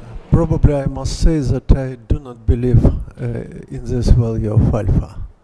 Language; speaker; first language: English; non-native, fluent; Russian